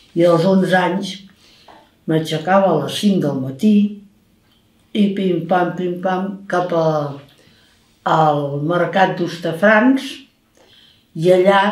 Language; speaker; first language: Catalan; native; Catalan